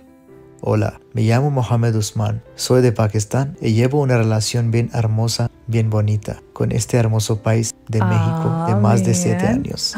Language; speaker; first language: Spanish; non-native, fluent; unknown